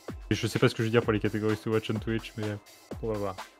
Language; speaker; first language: French; native; French